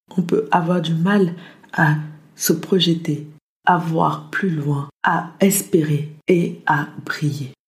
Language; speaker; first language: French; early bilingual, other home language; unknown